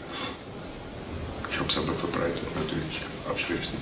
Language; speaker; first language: German; native; German